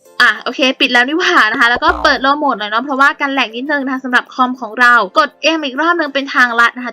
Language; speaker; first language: Thai; native; Thai